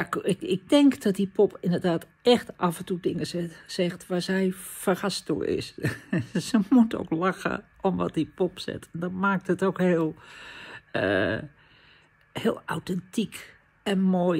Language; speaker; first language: Dutch; native; Dutch